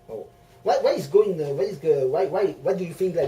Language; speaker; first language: English; non-native, learner; French